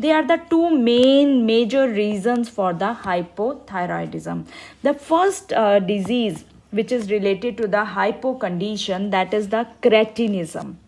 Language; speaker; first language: English; non-native, local second language; Hindi